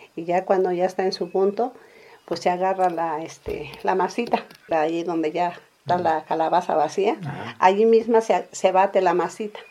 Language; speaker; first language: Spanish; native; Spanish